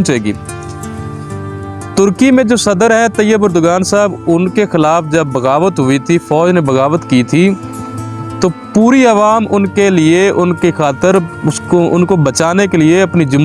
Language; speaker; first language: Urdu; non-native, local second language; Punjabi